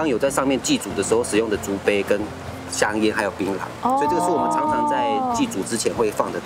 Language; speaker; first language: Chinese; native; Chinese